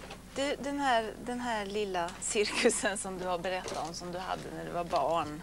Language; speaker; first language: Swedish; native; Swedish